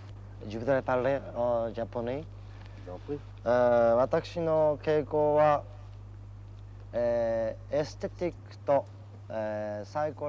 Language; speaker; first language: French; non-native, learner; Japanese